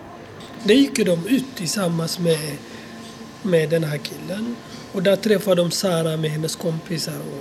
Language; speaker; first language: Swedish; non-native, fluent; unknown